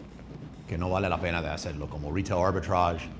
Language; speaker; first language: Spanish; early bilingual, heritage; English